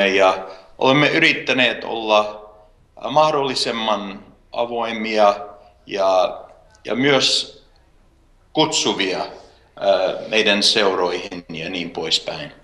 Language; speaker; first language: Finnish; early bilingual, heritage; Finnish